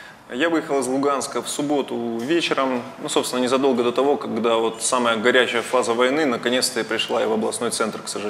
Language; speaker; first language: Russian; native; Russian